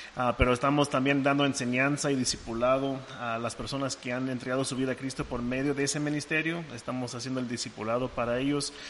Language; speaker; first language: Spanish; non-native, fluent; English